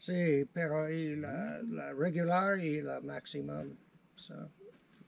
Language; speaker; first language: Spanish; non-native, learner; English